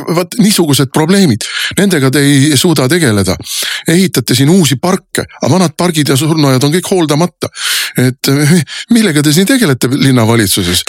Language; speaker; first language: Estonian; native; Estonian